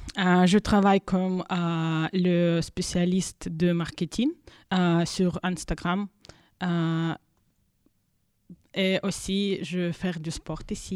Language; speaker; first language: French; non-native, learner; Russian